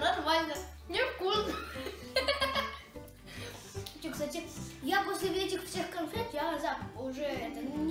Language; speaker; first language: Russian; native; Russian